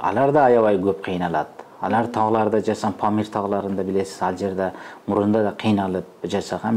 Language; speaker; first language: Kyrgyz; non-native, fluent; Uzbek